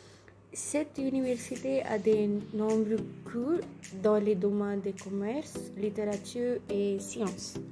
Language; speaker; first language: French; non-native, fluent; Konkani